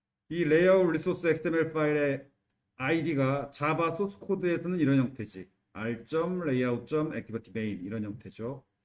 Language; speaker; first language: Korean; native; Korean